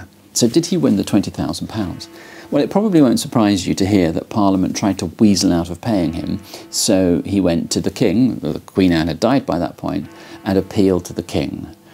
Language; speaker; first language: English; native; English